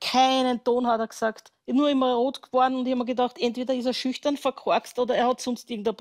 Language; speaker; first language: German; native; German